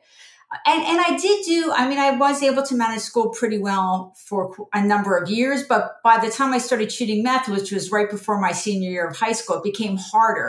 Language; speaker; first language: English; native; English